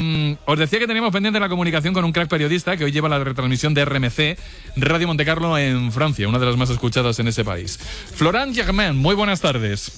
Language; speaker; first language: Spanish; native; Spanish